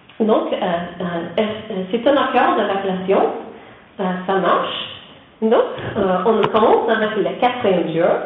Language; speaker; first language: French; non-native, learner; English